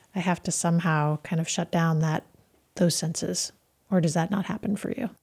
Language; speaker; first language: English; native; English